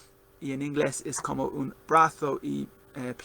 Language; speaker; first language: Spanish; non-native, learner; English